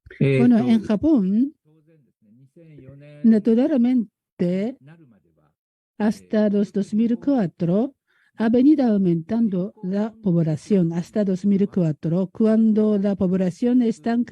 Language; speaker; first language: Spanish; non-native, learner; Japanese